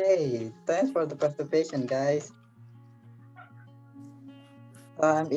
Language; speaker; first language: English; non-native, learner; Indonesian